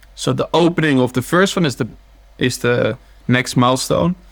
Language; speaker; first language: English; early bilingual, other home language; Dutch